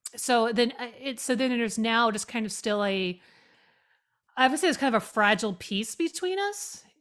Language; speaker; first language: English; native; English